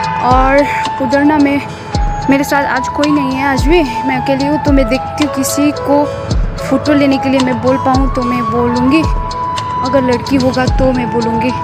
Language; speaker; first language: Hindi; non-native, local second language; Nepali